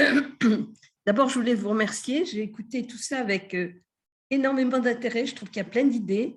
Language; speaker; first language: French; native; French